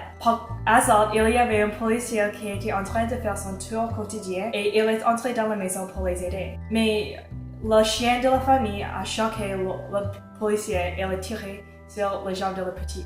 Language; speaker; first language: French; non-native, local second language; English